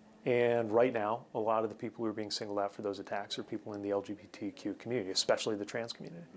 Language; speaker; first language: English; native; English